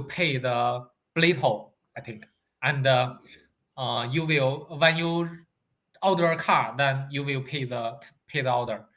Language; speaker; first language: English; non-native, learner; Chinese